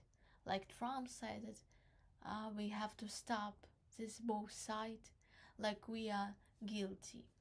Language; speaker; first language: English; non-native, learner; Crimean Tatar